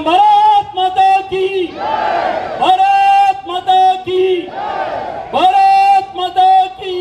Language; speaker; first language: Telugu; native; Telugu